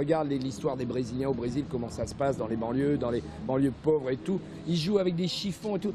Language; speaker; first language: French; native; French